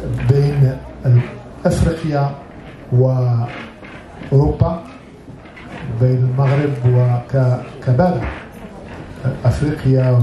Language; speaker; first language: Arabic; native; Arabic